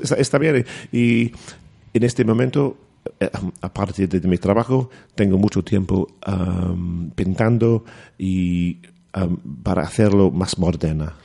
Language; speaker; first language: Spanish; non-native, learner; English